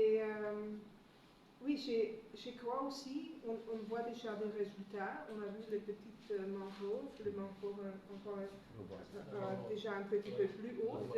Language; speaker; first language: French; non-native, fluent; German